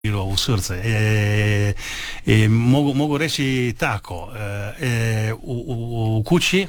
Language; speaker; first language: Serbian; non-native, learner; Italian